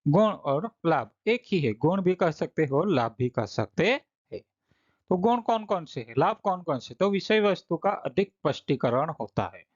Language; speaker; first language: Hindi; non-native, local second language; Gujarati